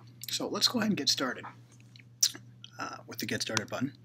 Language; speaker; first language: English; native; English